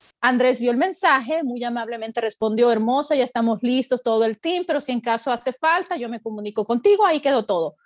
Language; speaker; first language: Spanish; native; Spanish